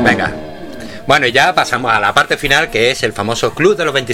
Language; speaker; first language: Spanish; native; Spanish